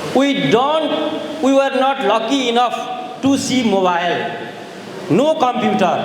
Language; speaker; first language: English; non-native, local second language; Nepali